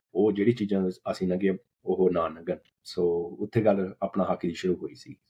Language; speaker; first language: Punjabi; early bilingual, heritage; Punjabi